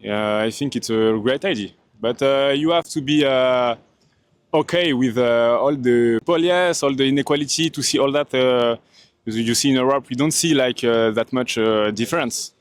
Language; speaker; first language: English; non-native, learner; French